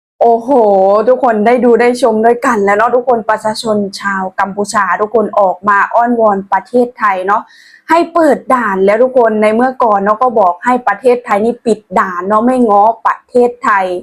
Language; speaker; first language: Thai; non-native, local second language; Northeastern Thai